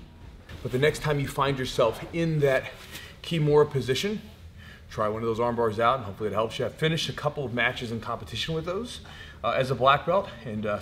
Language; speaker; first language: English; native; English